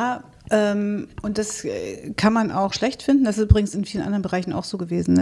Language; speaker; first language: German; native; German